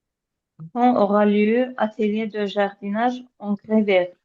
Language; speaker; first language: French; non-native, learner; Azerbaijani